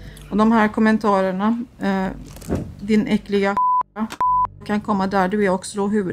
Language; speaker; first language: Swedish; native; Swedish